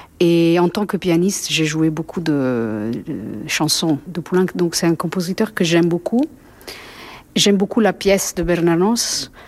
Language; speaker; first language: French; non-native, fluent; Italian